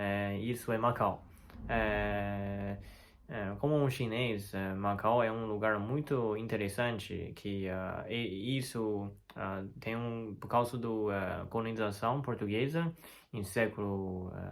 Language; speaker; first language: Portuguese; non-native, fluent; Chinese